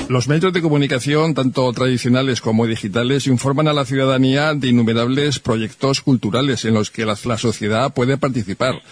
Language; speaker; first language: Spanish; native; Spanish